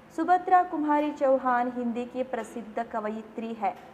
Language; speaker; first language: Hindi; non-native, local second language; Kannada